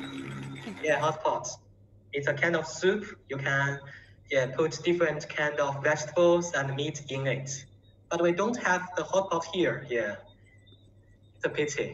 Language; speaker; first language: English; non-native, learner; Chinese